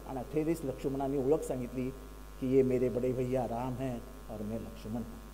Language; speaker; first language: Hindi; non-native, local second language; Marathi